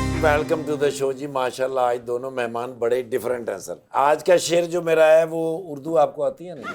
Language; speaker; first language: Urdu; non-native, local second language; Punjabi